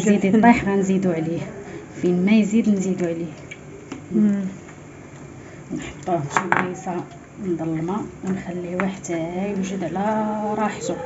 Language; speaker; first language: Arabic; native; Arabic